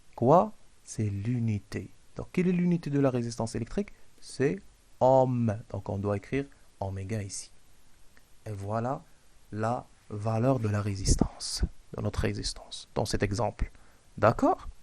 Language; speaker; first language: French; non-native, local second language; Arabic